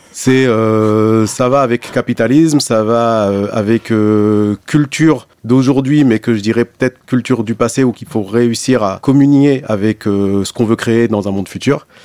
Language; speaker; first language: French; non-native, local second language; Arabic